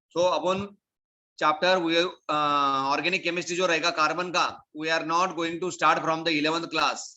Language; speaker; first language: Hindi; non-native, local second language; Marathi